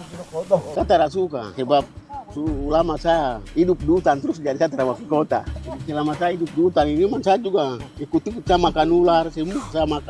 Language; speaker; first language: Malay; non-native, local second language; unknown